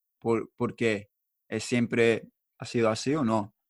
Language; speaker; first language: Spanish; non-native, learner; English